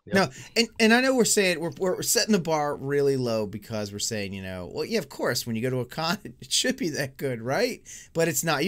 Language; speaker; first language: English; native; English